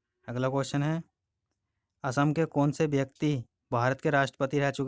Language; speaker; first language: Hindi; native; Hindi